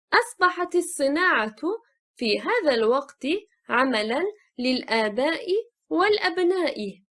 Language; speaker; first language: Arabic; non-native, fluent; Turkish